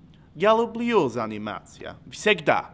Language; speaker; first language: Russian; non-native, learner; English